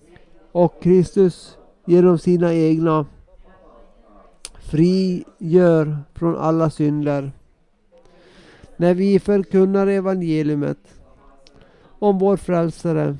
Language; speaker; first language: Swedish; non-native, local second language; Finnish